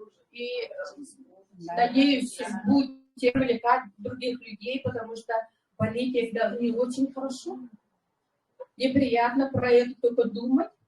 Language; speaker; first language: Russian; non-native, local second language; Yakut